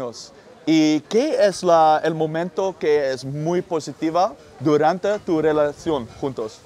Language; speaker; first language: Spanish; non-native, learner; Dutch